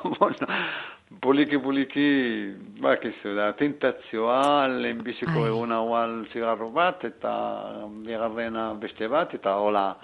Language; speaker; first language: Basque; non-native, learner; Arabic